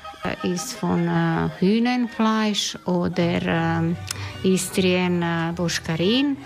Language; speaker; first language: German; non-native, learner; Croatian